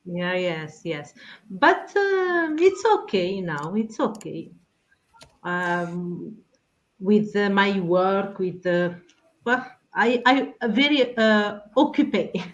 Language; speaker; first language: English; non-native, learner; French